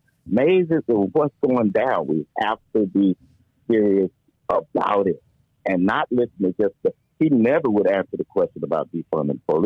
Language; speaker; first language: English; native; English